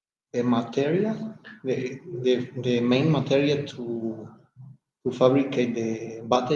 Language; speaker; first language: English; non-native, learner; Spanish